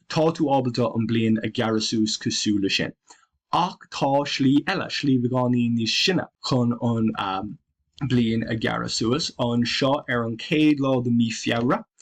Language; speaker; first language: Irish; non-native, local second language; English